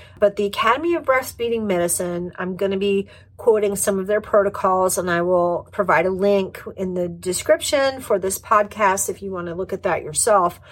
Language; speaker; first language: English; native; English